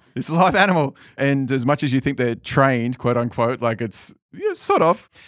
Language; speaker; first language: English; native; English